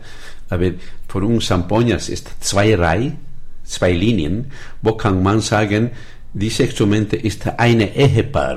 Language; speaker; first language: German; non-native, learner; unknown